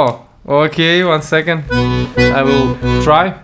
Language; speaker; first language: English; non-native, learner; Russian